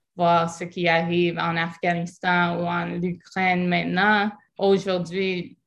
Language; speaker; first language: French; non-native, fluent; English